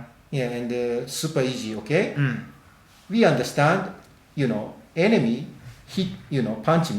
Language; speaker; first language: English; non-native, learner; Japanese